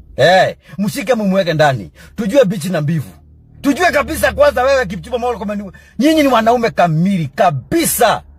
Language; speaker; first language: Swahili; non-native, local second language; Kikuyu